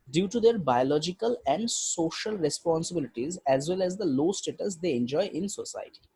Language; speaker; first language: English; non-native, local second language; Bangla